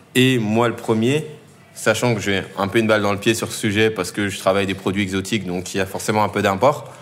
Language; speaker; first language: French; native; French